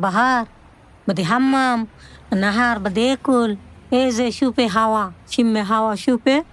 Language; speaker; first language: Arabic; non-native, learner; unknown